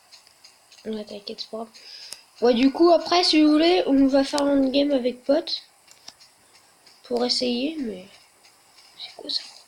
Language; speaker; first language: French; native; French